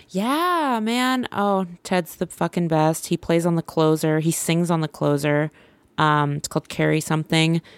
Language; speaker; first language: English; native; English